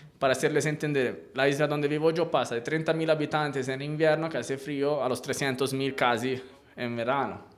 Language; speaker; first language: Spanish; non-native, fluent; Italian